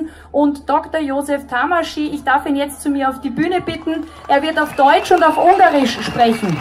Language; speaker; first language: German; native; German